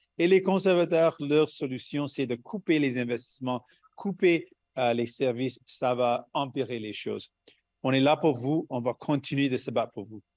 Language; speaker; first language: French; non-native, local second language; English